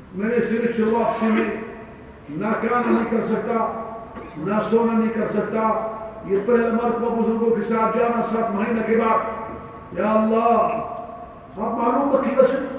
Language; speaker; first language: Urdu; non-native, learner; Arabic